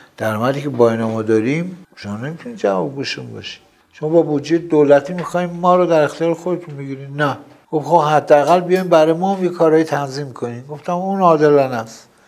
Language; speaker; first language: Persian; non-native, local second language; Azerbaijani